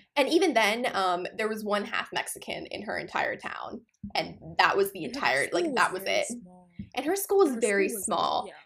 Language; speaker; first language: English; non-native, local second language; Punjabi